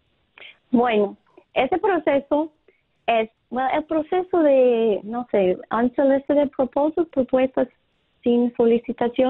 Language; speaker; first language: Spanish; non-native, fluent; English